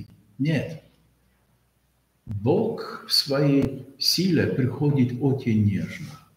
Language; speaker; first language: Russian; non-native, fluent; Polish